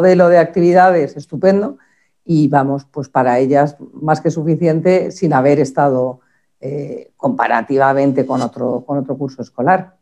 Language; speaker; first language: Spanish; native; Spanish